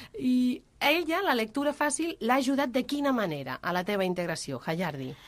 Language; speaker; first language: Catalan; native; Catalan